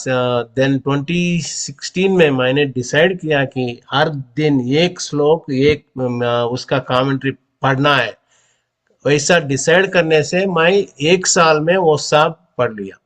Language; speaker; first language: Hindi; non-native, local second language; Telugu